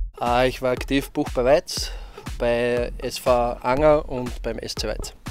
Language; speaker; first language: German; native; German